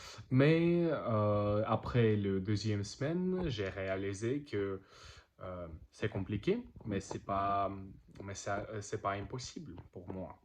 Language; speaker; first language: French; non-native, learner; Russian